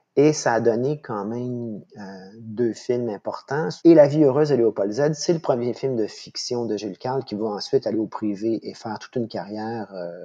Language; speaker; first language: French; native; French